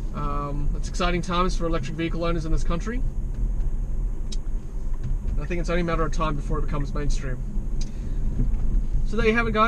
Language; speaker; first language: English; native; English